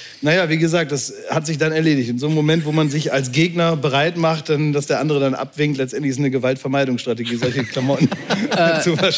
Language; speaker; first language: German; native; German